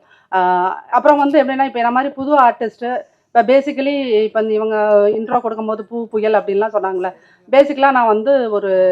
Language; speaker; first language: Tamil; native; Tamil